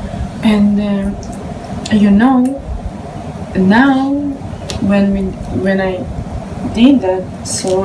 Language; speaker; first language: English; non-native, learner; Hebrew